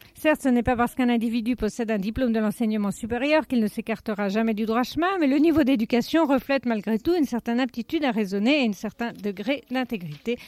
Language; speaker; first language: French; native; French